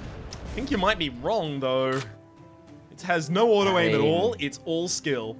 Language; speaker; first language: English; native; English